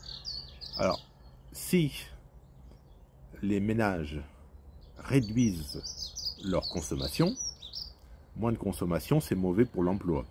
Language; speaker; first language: French; native; French